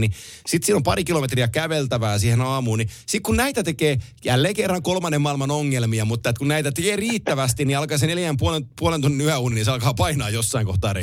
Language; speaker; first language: Finnish; native; Finnish